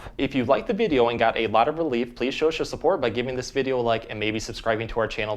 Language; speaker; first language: English; native; English